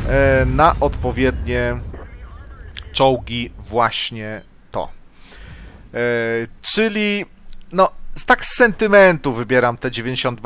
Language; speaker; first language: Polish; native; Polish